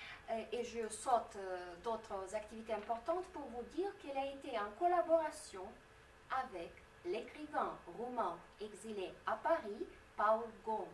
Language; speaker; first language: French; non-native, fluent; Romanian